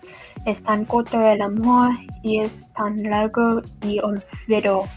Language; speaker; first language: Spanish; non-native, learner; English